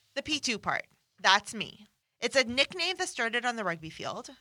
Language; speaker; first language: English; non-native, fluent; Persian